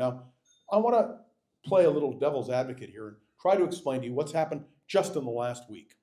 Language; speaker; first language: English; native; English